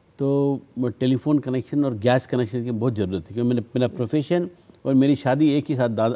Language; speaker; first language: Hindi; non-native, local second language; Telugu